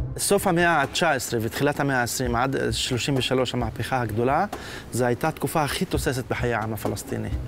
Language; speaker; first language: Hebrew; non-native, local second language; Arabic